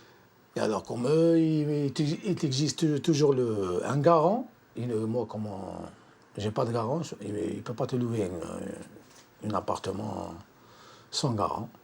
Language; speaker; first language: French; non-native, local second language; Arabic